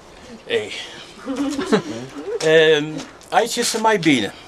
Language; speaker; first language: Romanian; non-native, learner; Dutch